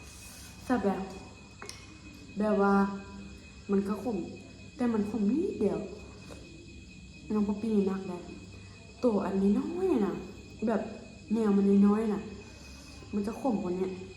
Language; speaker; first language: Thai; non-native, local second language; Lao